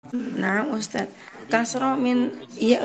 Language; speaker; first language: Indonesian; native; Indonesian